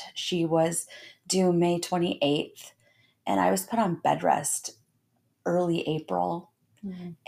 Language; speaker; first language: English; native; English